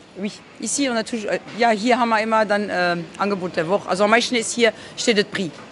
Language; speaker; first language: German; non-native, fluent; French